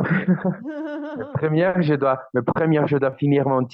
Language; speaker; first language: French; non-native, learner; Spanish